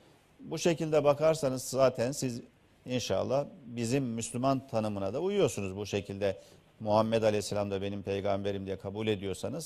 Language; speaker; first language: Turkish; native; Turkish